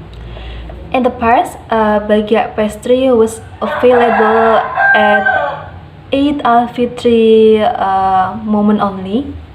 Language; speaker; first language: English; non-native, learner; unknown